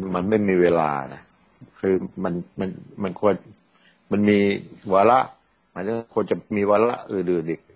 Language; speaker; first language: Thai; native; Thai